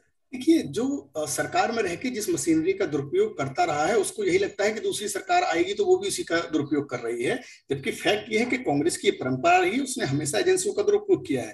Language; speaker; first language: Hindi; native; Hindi